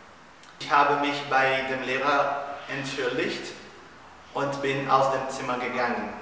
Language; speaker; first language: German; non-native, learner; Portuguese